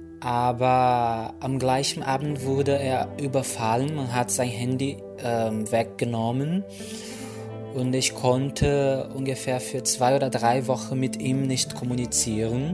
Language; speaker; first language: German; non-native, fluent; Portuguese